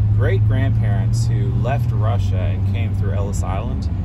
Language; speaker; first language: English; native; English